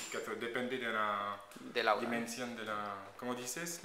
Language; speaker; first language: Spanish; non-native, learner; French